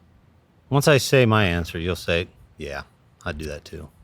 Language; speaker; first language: English; native; English